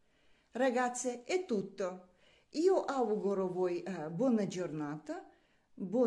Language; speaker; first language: Italian; non-native, learner; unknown